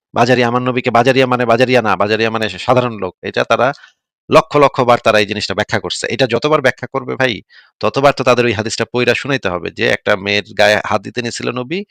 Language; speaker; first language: Bangla; native; Bangla